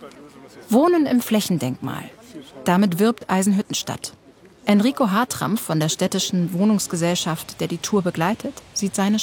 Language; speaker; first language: German; native; German